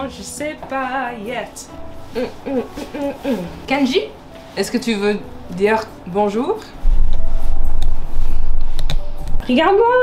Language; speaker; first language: French; non-native, learner; English